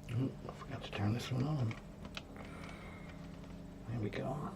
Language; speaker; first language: English; non-native, fluent; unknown